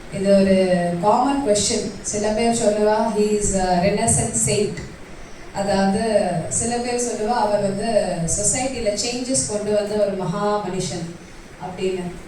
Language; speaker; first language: Tamil; early bilingual, heritage; Tamil